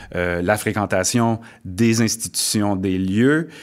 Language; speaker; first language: French; native; French